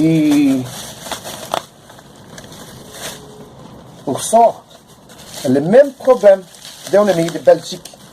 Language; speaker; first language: French; non-native, learner; Portuguese